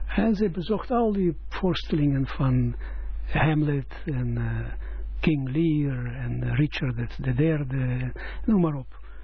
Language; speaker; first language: Dutch; non-native, fluent; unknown